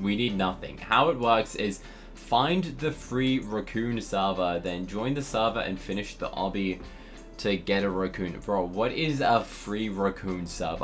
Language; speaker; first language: English; native; English